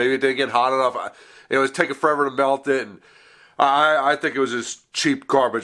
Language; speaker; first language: English; native; English